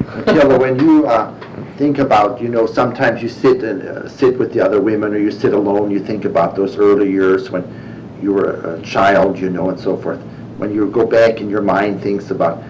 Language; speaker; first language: English; early bilingual, other home language; German